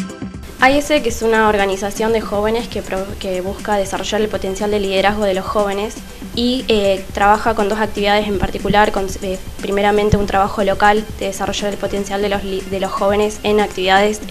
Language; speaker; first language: Spanish; native; Spanish